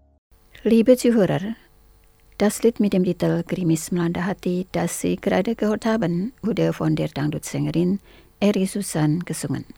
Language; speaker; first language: German; non-native, fluent; Indonesian